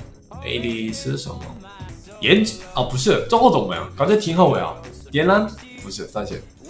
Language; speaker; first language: Chinese; non-native, fluent; Korean